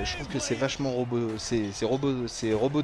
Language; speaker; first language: French; native; French